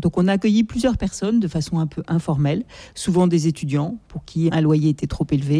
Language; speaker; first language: French; native; French